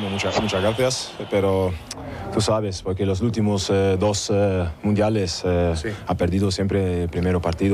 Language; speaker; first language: Spanish; non-native, learner; German